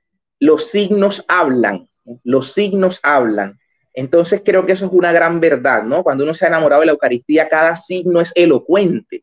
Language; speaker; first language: Spanish; native; Spanish